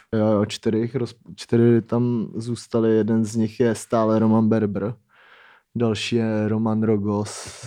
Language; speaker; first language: Czech; native; Czech